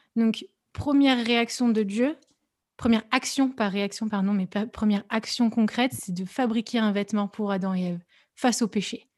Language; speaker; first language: French; native; French